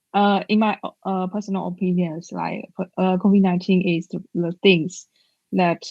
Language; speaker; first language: English; non-native, learner; Chinese